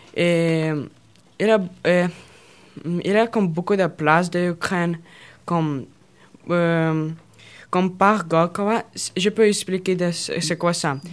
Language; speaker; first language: French; non-native, learner; Russian